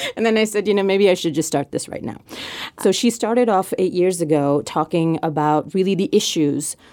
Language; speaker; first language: English; non-native, fluent; French